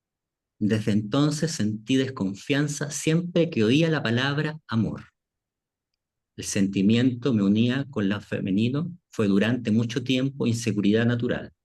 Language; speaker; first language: Spanish; native; Spanish